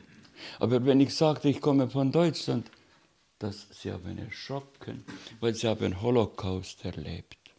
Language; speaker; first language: German; non-native, learner; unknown